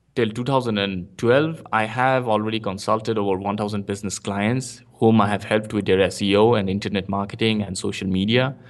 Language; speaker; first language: English; non-native, local second language; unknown